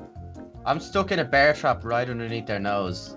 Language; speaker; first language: English; native; English